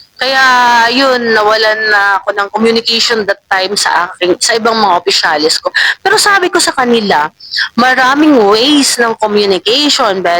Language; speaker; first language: Filipino; non-native, local second language; Waray